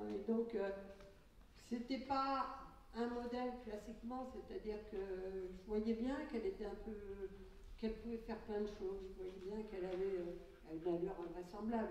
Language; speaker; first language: French; early bilingual, other home language; Catalan